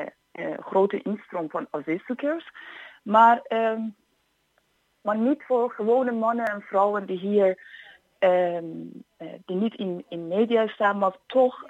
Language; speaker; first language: Dutch; non-native, fluent; Persian